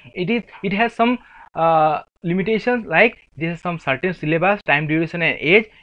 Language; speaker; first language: English; non-native, local second language; Assamese